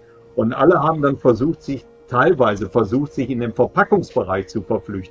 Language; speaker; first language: German; native; German